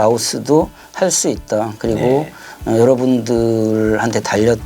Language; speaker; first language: Korean; native; Korean